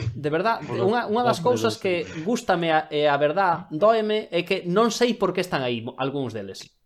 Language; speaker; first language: Galician; non-native, local second language; Spanish